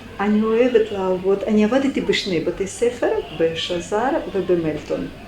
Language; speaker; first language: Hebrew; non-native, fluent; Russian